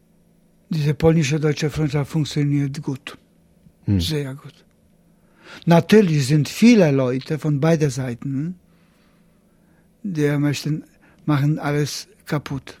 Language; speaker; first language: German; non-native, learner; Polish